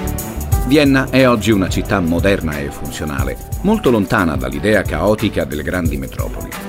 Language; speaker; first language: Italian; native; Italian